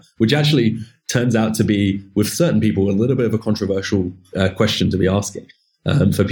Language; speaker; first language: English; native; English